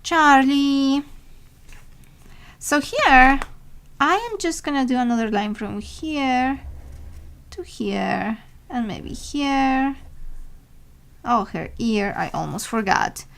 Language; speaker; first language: English; non-native, fluent; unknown